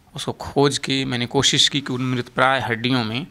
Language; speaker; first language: Hindi; native; Hindi